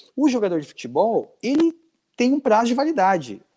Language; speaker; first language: Portuguese; native; Portuguese